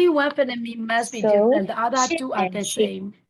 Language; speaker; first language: English; non-native, learner; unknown